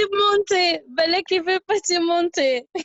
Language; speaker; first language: French; non-native, learner; Arabic